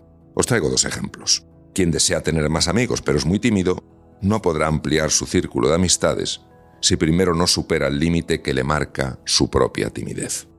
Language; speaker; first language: Spanish; native; Spanish